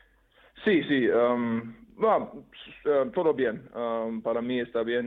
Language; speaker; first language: Spanish; non-native, learner; German